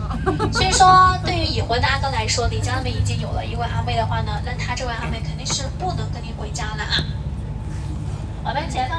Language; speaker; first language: Chinese; native; Chinese